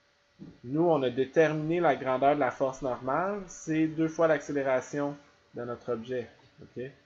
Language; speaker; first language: French; native; French